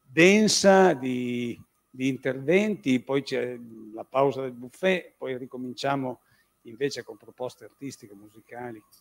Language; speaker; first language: Italian; native; Italian